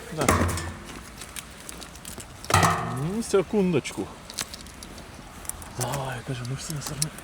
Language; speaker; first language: Russian; non-native, learner; Lithuanian